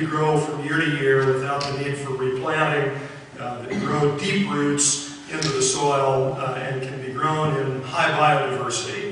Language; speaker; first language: English; native; English